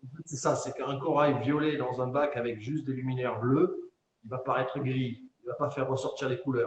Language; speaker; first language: French; native; French